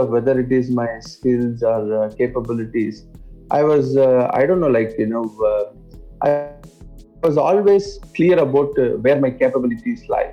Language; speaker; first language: English; non-native, local second language; Tamil